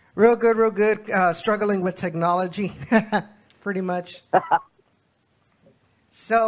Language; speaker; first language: English; early bilingual, other home language; Spanish